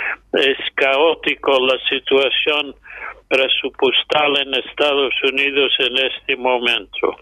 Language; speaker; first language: Spanish; non-native, fluent; English